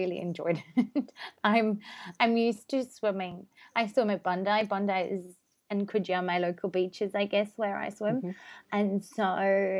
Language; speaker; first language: English; native; English